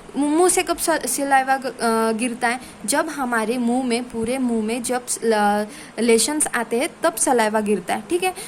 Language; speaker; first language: Hindi; non-native, local second language; Marathi